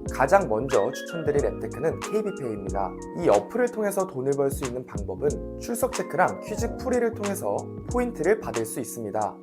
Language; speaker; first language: Korean; native; Korean